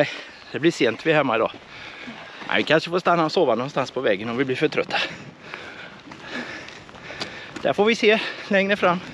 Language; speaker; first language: Swedish; native; Swedish